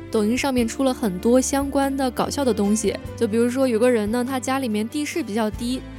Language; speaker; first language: Chinese; native; Chinese